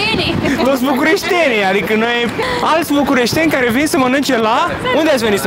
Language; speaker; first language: Romanian; native; Romanian